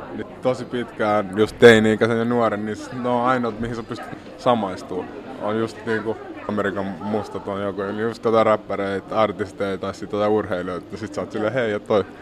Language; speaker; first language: Finnish; native; Finnish